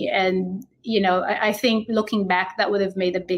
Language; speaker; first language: English; non-native, local second language; Filipino